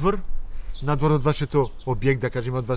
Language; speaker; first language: Macedonian; non-native, fluent; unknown